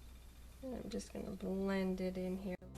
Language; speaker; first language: English; native; English